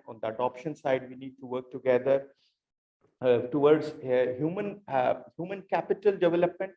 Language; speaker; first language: English; non-native, local second language; Urdu